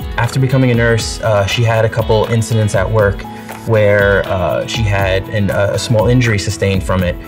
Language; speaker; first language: English; native; English